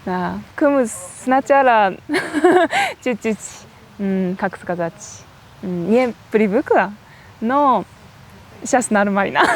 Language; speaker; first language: Russian; non-native, learner; Japanese